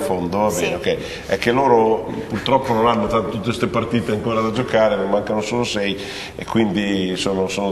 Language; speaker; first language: Italian; native; Italian